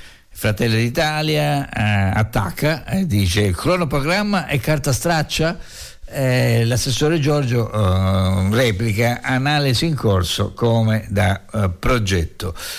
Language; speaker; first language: Italian; native; Italian